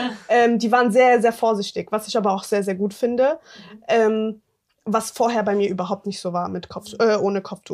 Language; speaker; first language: German; early bilingual, other home language; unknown